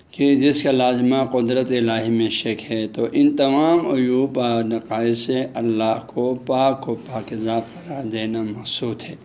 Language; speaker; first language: Urdu; non-native, local second language; Balti